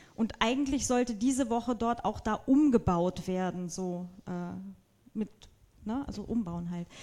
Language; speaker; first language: German; native; German